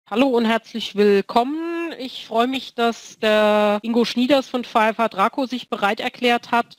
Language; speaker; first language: German; native; German